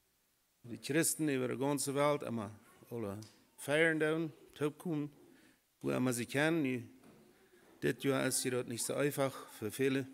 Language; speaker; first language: German; non-native, learner; Low German